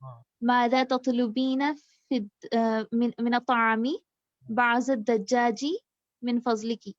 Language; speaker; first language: Arabic; non-native, learner; Urdu